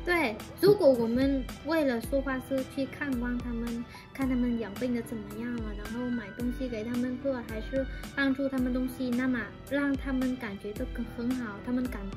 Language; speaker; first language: Chinese; non-native, fluent; Vietnamese